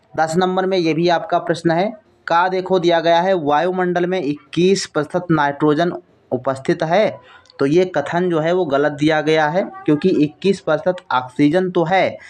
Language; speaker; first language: Hindi; native; Hindi